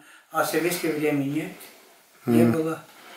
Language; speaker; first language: Russian; non-native, local second language; Yakut